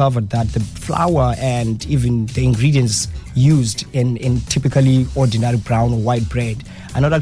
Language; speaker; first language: English; non-native, local second language; Xhosa